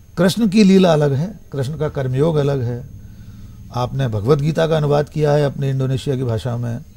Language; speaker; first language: Hindi; native; Hindi